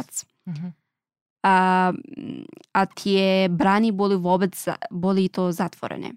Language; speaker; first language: Slovak; non-native, learner; Pashto